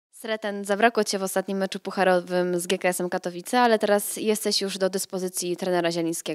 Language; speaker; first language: Polish; native; Polish